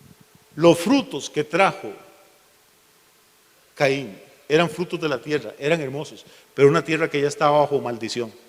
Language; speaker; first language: Spanish; native; Spanish